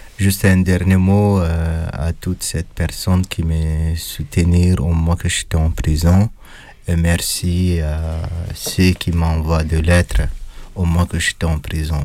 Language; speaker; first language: French; non-native, fluent; Arabic